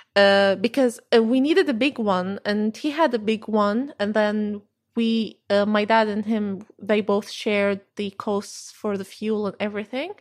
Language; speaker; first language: English; non-native, fluent; Arabic